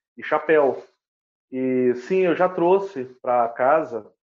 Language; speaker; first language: Portuguese; native; Portuguese